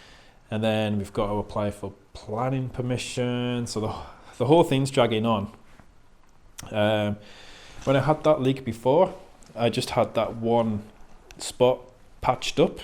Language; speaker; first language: English; native; English